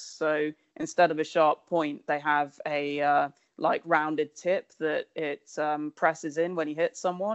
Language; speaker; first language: English; native; English